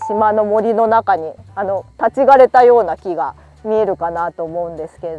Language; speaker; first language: Japanese; native; Japanese